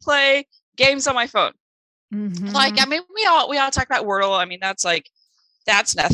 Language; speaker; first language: English; non-native, fluent; German